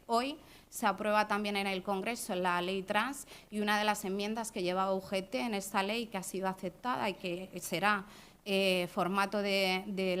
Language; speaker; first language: Spanish; native; Spanish